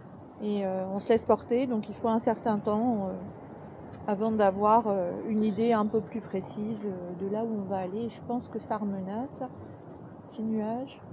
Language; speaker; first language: French; native; French